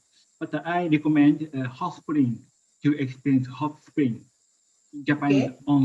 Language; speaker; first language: English; non-native, learner; Japanese